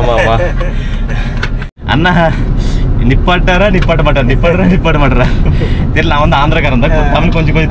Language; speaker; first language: Tamil; non-native, learner; Telugu